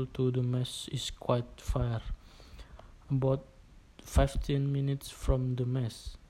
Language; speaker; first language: English; non-native, learner; Indonesian